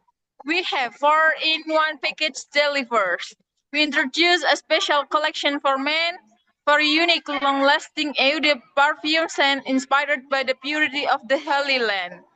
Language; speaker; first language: English; non-native, learner; Indonesian